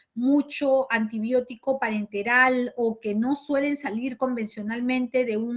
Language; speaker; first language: Spanish; native; Spanish